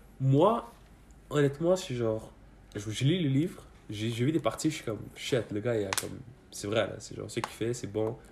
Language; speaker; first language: French; early bilingual, other home language; Persian